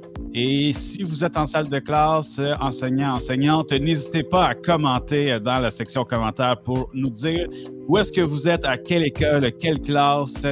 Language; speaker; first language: French; native; French